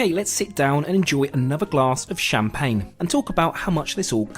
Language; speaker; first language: English; native; English